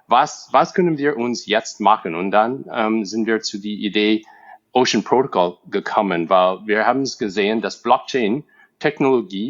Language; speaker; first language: German; non-native, fluent; English